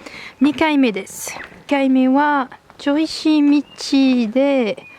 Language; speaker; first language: Japanese; non-native, learner; French